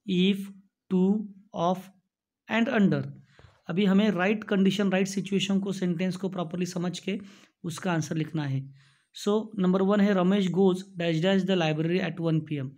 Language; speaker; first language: Hindi; non-native, local second language; Marathi